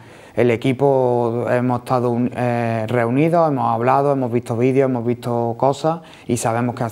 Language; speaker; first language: Spanish; native; Spanish